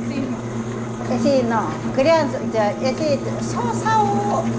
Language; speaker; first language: Portuguese; non-native, learner; Korean